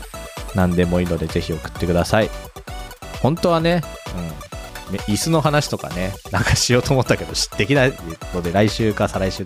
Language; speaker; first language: Japanese; native; Japanese